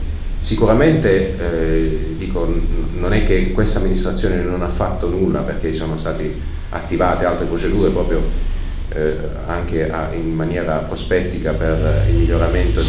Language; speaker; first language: Italian; native; Italian